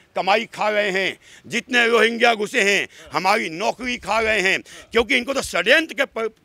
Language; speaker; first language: Hindi; native; Hindi